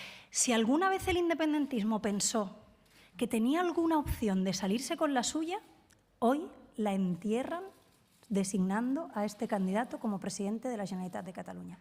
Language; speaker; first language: Spanish; native; Spanish